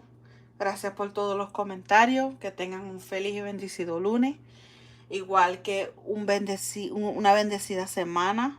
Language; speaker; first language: Spanish; early bilingual, heritage; Spanish